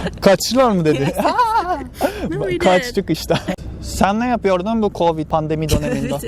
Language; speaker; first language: Turkish; non-native, learner; Japanese